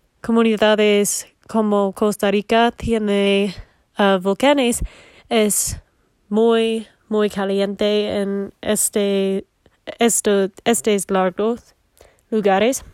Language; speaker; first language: Spanish; non-native, learner; English